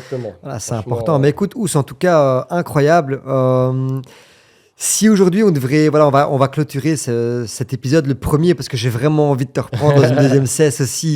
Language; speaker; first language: French; native; French